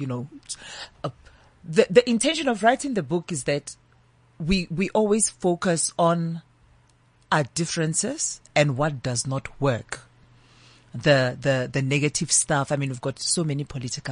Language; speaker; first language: English; non-native, local second language; Northern Sotho